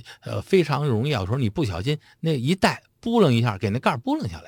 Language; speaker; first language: Chinese; native; Chinese